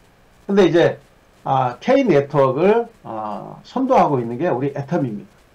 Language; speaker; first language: Korean; native; Korean